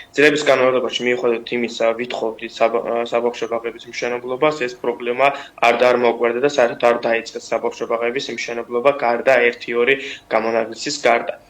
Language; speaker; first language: Georgian; non-native, local second language; Azerbaijani